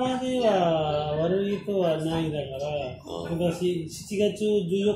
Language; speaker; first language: Japanese; non-native, learner; Nepali